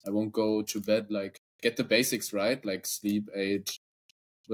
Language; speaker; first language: English; non-native, fluent; German